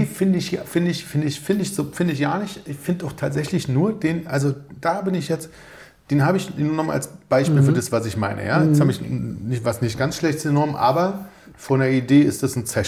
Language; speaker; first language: German; native; German